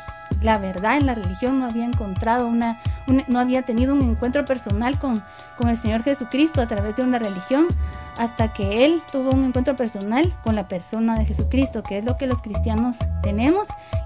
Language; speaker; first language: Spanish; native; Spanish